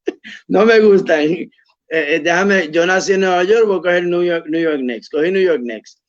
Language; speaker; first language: Spanish; early bilingual, heritage; Spanish